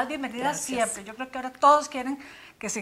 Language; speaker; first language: Spanish; native; Spanish